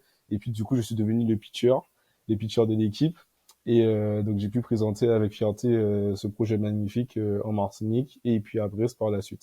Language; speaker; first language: French; native; French